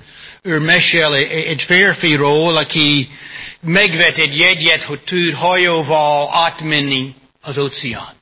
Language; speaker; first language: Hungarian; non-native, fluent; English